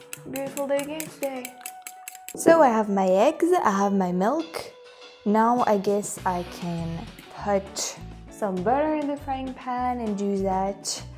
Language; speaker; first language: English; non-native, fluent; French